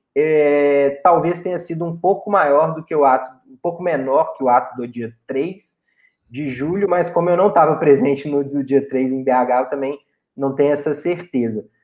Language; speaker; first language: Portuguese; native; Portuguese